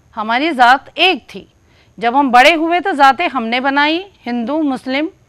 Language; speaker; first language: Hindi; native; Hindi